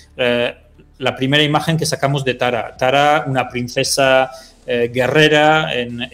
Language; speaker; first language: Spanish; early bilingual, other home language; French